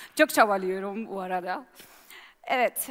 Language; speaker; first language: Turkish; non-native, learner; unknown